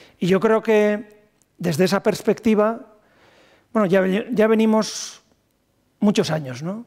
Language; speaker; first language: Spanish; native; Spanish